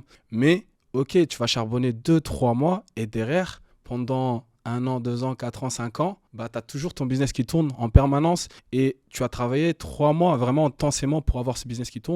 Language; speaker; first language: French; native; French